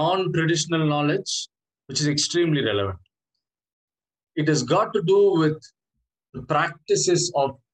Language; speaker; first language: English; non-native, local second language; Tamil